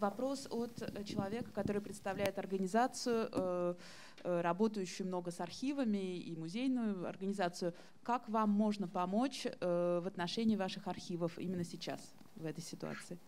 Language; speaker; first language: Russian; native; Russian